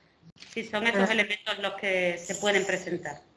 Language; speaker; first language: Spanish; native; Spanish